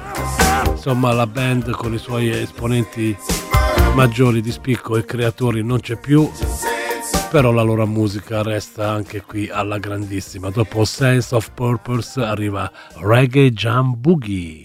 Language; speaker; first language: Italian; native; Italian